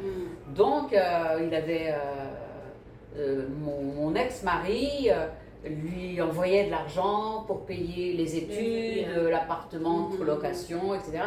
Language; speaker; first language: French; early bilingual, other home language; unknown